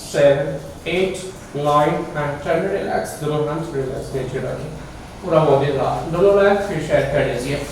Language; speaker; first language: Hindi; non-native, local second language; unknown